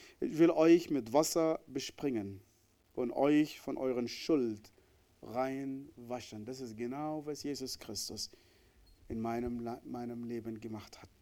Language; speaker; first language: German; non-native, fluent; Arabic